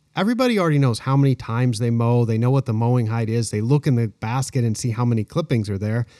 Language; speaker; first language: English; native; English